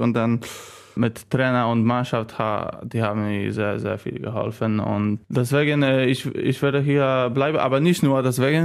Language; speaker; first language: German; non-native, learner; Polish